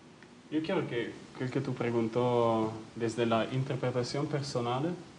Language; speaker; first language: Spanish; non-native, fluent; Italian